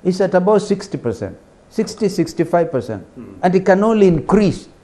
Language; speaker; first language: English; non-native, local second language; Kamba